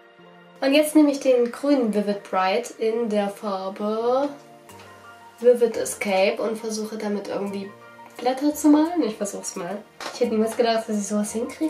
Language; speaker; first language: German; native; German